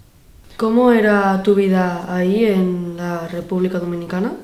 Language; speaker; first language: Spanish; non-native, local second language; Catalan